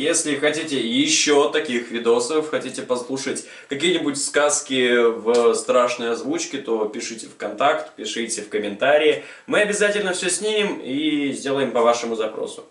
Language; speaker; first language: Russian; native; Russian